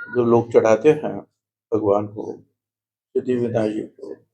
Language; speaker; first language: Hindi; non-native, local second language; Marathi